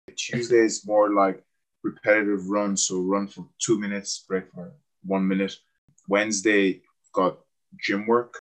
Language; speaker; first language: English; native; English